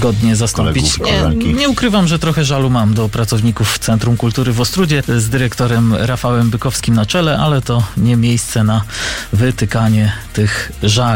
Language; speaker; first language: Polish; native; Polish